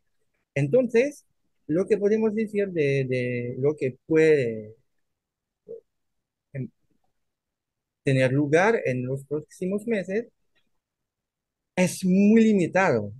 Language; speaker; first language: Spanish; non-native, fluent; French